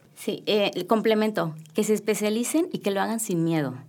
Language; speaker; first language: Spanish; native; Spanish